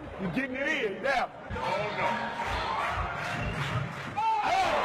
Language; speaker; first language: English; native; English